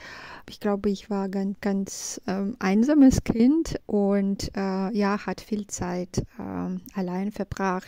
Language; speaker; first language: German; non-native, fluent; Belarusian